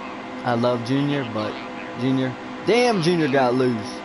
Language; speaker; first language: English; native; English